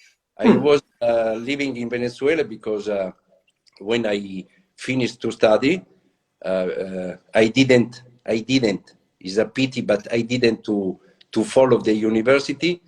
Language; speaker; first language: English; non-native, learner; Italian